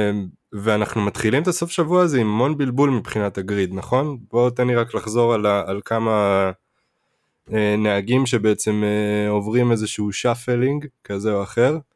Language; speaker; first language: Hebrew; native; Hebrew